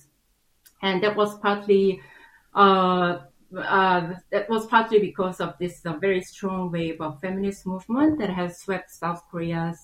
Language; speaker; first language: English; non-native, fluent; Korean